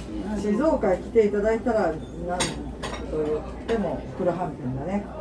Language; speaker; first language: Japanese; native; Japanese